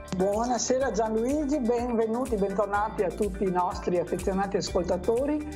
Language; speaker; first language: Italian; native; Italian